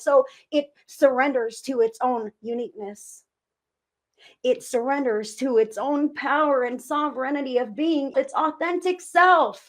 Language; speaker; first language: English; native; English